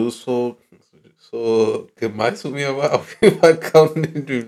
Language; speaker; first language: German; non-native, learner; Spanish